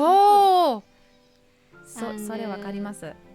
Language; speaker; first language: Japanese; non-native, learner; English